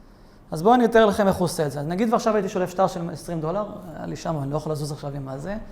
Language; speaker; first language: Hebrew; native; Hebrew